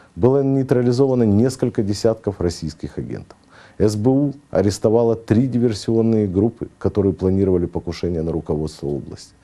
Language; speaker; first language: Russian; native; Russian